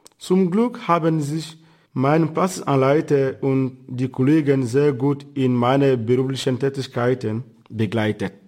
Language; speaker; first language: German; non-native, fluent; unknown